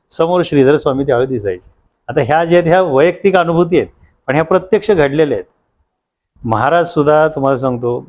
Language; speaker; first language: Marathi; native; Marathi